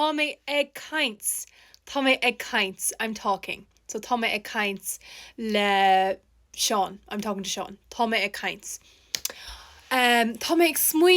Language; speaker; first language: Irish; non-native, local second language; English